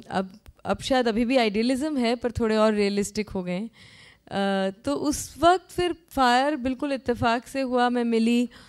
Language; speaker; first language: Hindi; native; Hindi